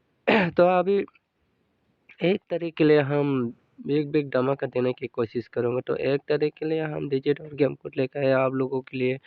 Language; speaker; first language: Hindi; non-native, local second language; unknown